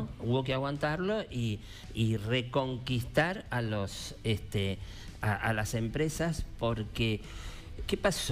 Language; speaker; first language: Spanish; native; Spanish